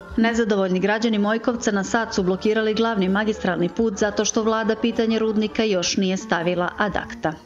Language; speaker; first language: Serbian; native; Serbian